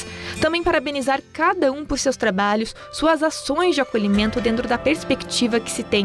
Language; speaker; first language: Portuguese; native; Portuguese